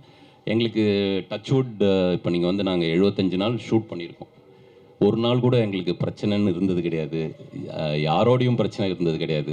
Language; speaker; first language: Tamil; native; Tamil